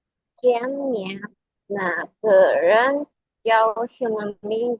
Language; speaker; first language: Chinese; non-native, learner; Indonesian